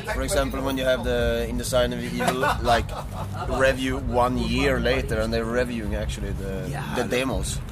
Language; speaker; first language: English; non-native, fluent; Swedish